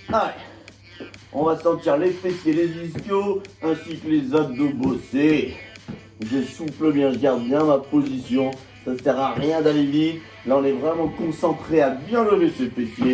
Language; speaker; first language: French; native; French